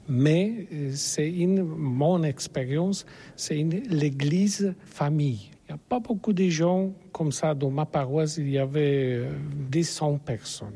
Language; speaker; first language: French; non-native, learner; Polish